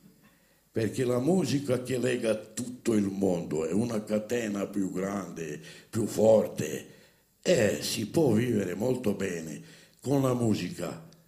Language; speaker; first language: Italian; non-native, fluent; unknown